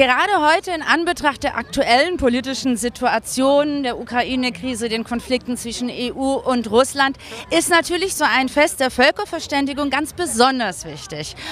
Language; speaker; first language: German; native; German